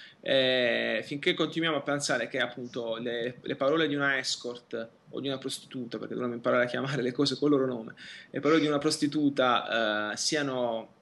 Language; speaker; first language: Italian; native; Italian